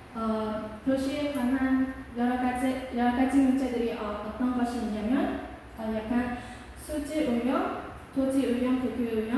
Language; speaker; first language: Korean; non-native, local second language; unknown